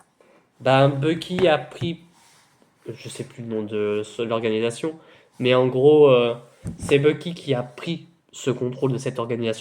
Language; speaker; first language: French; native; French